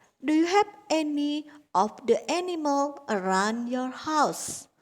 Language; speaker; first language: English; non-native, learner; Indonesian